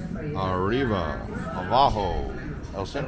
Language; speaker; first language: Spanish; non-native, learner; English